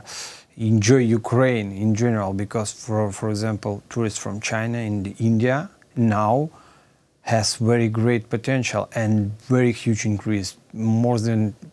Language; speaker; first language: English; non-native, learner; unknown